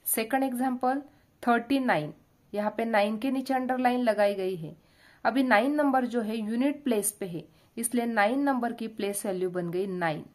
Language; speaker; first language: Hindi; non-native, local second language; Marathi